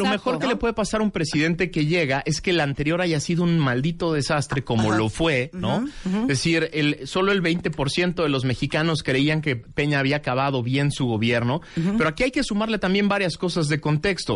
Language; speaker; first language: Spanish; native; Spanish